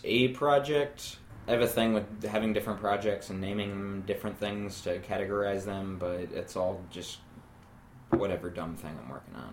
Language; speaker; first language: English; native; English